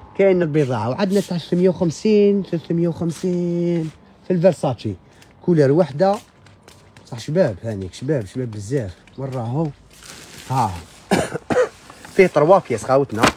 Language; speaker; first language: Arabic; native; Arabic